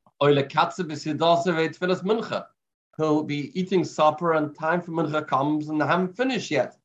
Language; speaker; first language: English; native; English